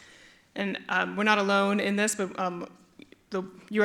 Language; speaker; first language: English; native; English